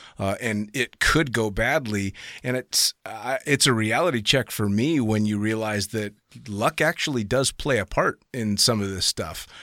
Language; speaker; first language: English; native; English